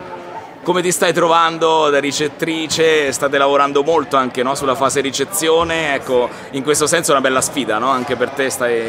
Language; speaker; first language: Italian; native; Italian